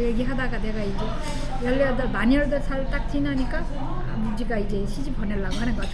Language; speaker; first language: Korean; non-native, fluent; Nepali